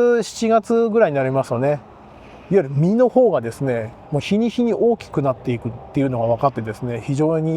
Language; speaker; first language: Japanese; native; Japanese